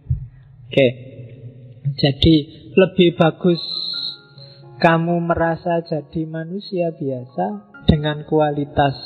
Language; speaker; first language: Indonesian; non-native, local second language; Javanese